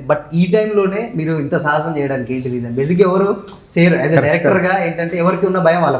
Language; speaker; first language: Telugu; native; Telugu